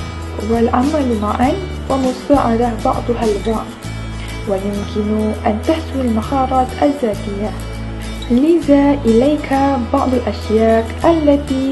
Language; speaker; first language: Arabic; non-native, learner; Malay